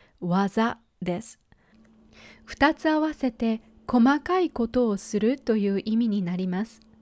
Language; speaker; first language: Japanese; native; Japanese